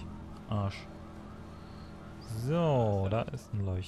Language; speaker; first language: German; native; German